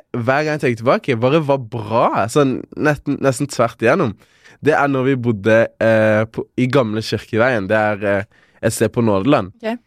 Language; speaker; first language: Norwegian; early bilingual, other home language; Kinyarwanda